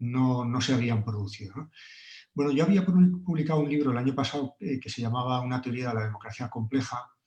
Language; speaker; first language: Spanish; native; Spanish